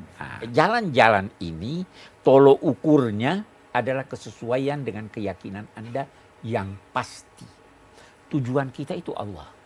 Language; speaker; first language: Indonesian; non-native, local second language; Buginese